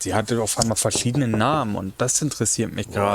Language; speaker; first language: German; native; German